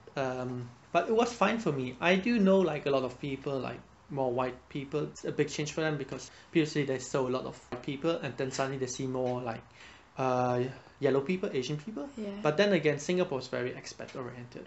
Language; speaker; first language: English; non-native, fluent; Vietnamese